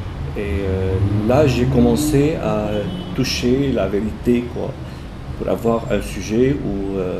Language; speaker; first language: French; non-native, local second language; Arabic